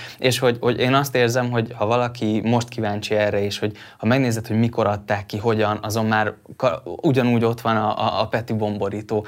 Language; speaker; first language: Hungarian; native; Hungarian